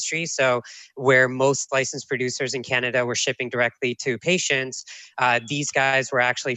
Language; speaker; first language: English; native; English